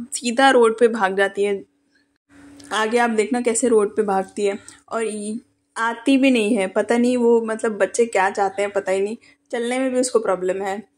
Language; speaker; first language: Hindi; native; Hindi